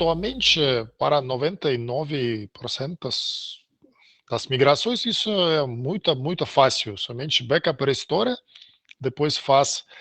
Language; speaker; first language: Portuguese; non-native, learner; Russian